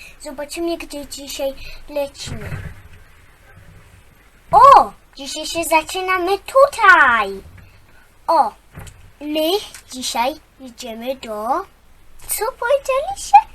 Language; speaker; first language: Polish; non-native, learner; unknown